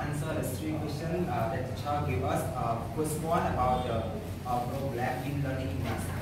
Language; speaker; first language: English; non-native, learner; Khmer